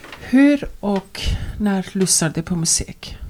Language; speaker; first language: Swedish; non-native, learner; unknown